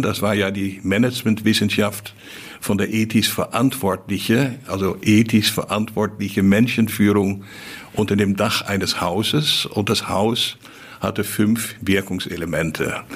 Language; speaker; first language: German; non-native, fluent; Dutch